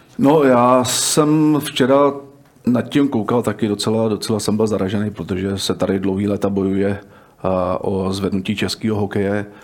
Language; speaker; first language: Czech; native; Czech